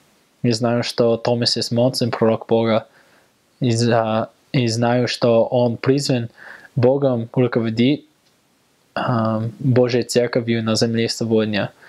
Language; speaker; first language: Russian; non-native, learner; English